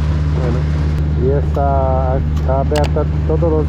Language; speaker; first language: Spanish; non-native, learner; Italian